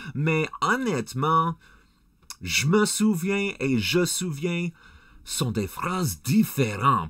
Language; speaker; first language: French; non-native, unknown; English